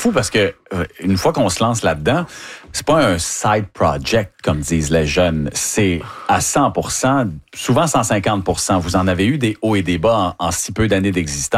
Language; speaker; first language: French; native; French